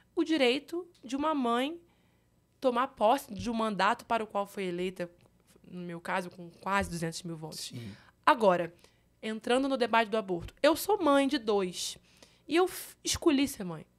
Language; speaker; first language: Portuguese; native; Portuguese